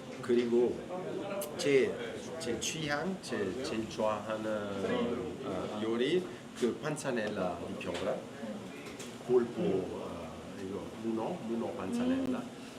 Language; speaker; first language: Korean; non-native, learner; Italian